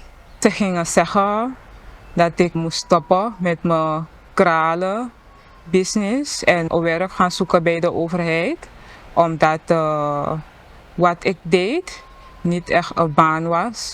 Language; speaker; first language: Dutch; non-native, local second language; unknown